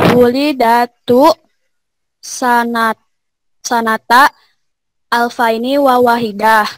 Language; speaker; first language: Arabic; non-native, learner; Indonesian